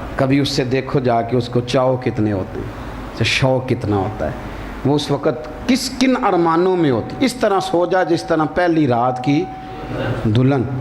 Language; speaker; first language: Urdu; non-native, local second language; Punjabi